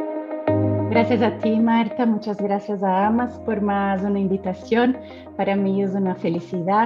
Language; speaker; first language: Spanish; non-native, fluent; Portuguese